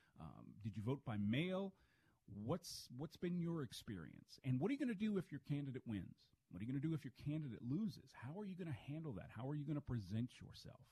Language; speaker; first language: English; native; English